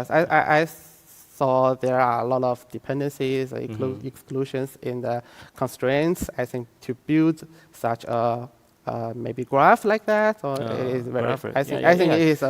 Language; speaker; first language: English; non-native, fluent; Chinese